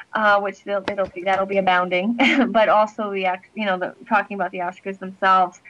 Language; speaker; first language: English; native; English